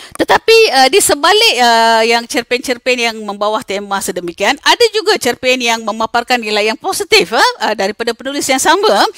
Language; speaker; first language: Malay; non-native, local second language; Tamil